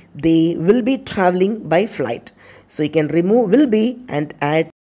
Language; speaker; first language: English; non-native, local second language; Tamil